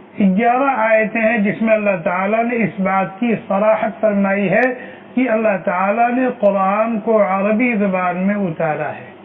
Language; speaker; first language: Urdu; native; Urdu